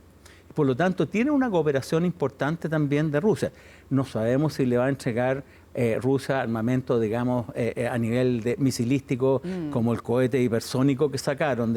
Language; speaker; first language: Spanish; native; Spanish